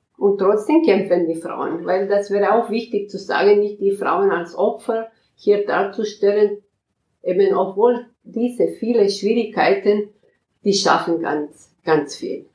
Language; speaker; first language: German; non-native, fluent; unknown